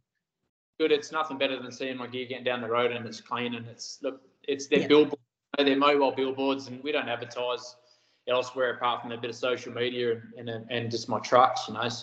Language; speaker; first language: English; native; English